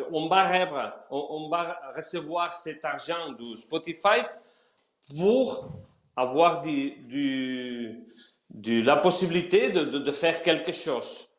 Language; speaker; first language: French; non-native, learner; Spanish